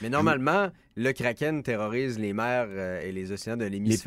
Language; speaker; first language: French; native; French